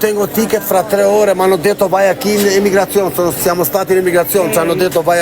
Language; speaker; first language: Italian; non-native, fluent; Albanian